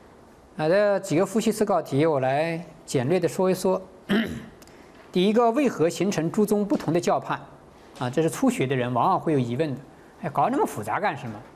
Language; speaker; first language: Chinese; native; Chinese